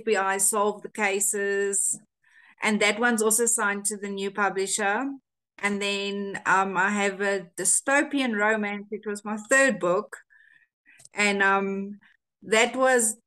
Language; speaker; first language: English; non-native, local second language; Afrikaans